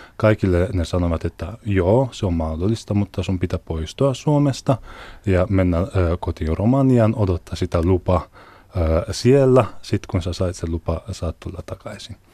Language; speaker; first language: Finnish; non-native, fluent; Hungarian